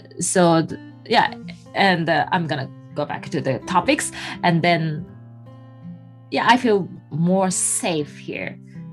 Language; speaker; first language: English; non-native, fluent; Japanese